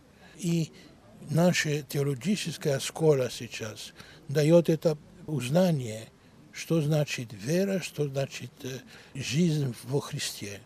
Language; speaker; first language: Russian; non-native, learner; Greek